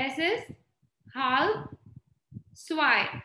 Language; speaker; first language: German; non-native, fluent; Hindi